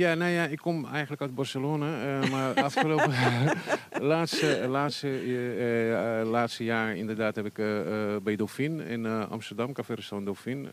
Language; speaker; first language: Dutch; non-native, fluent; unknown